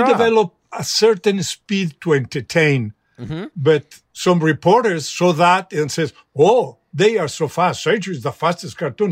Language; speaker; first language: English; non-native, fluent; Spanish